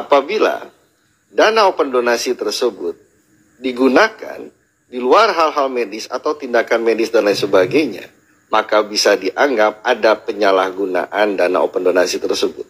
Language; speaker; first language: Indonesian; native; Indonesian